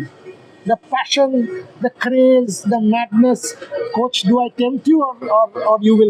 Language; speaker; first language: English; non-native, local second language; Bangla